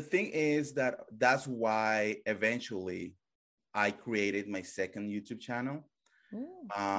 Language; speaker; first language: English; non-native, fluent; Spanish